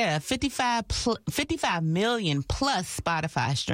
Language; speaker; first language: English; native; English